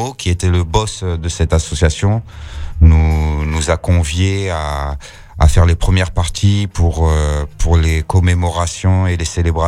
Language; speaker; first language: French; native; French